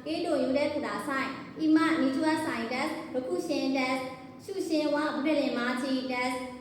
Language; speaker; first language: Japanese; non-native, learner; Burmese